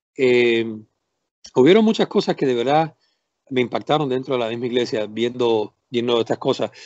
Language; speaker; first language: Spanish; native; Spanish